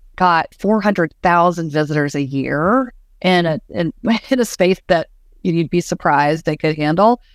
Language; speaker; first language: English; native; English